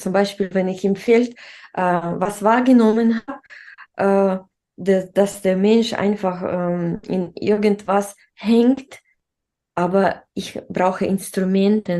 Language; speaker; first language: German; non-native, fluent; Russian